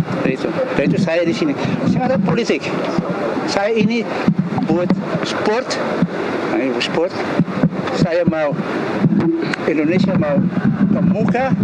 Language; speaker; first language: Indonesian; early bilingual, heritage; Indonesian